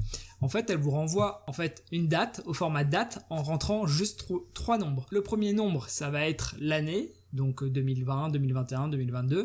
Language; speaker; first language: French; native; French